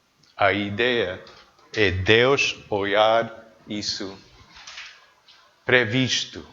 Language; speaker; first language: Portuguese; non-native, learner; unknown